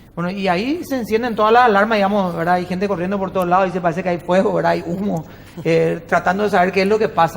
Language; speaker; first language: Spanish; native; Spanish